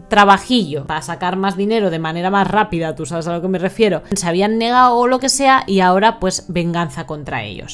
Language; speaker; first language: Spanish; native; Spanish